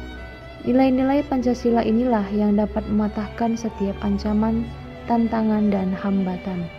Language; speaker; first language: Indonesian; native; Indonesian